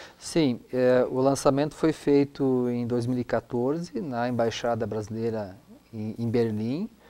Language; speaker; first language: Portuguese; non-native, local second language; German